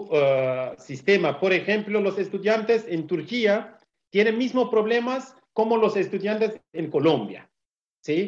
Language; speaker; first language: Spanish; non-native, learner; Kurdish